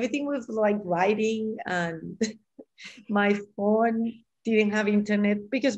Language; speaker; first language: English; non-native, fluent; Spanish